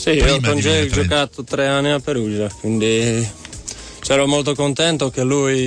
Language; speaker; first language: Italian; non-native, fluent; Czech